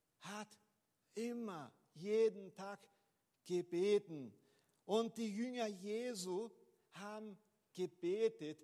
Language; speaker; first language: German; non-native, fluent; Portuguese